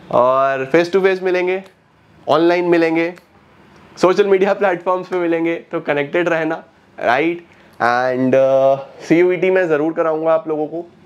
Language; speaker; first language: Hindi; native; Hindi